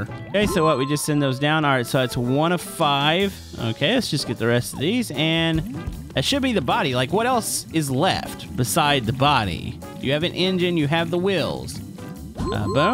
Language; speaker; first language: English; native; English